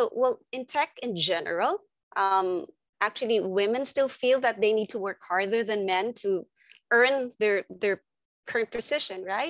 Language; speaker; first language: English; non-native, local second language; Filipino